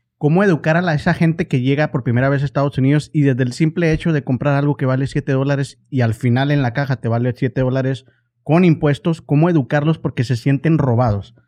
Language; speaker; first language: Spanish; native; Spanish